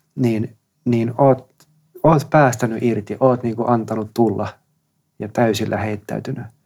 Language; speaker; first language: Finnish; non-native, local second language; Swedish